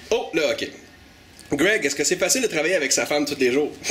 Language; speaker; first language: French; native; French